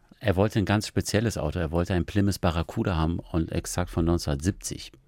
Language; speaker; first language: German; early bilingual, other home language; Persian